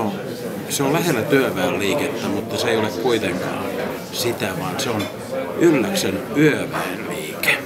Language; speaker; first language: Finnish; native; Finnish